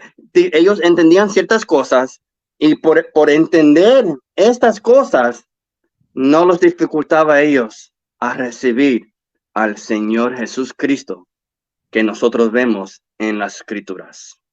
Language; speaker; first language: Spanish; early bilingual, heritage; English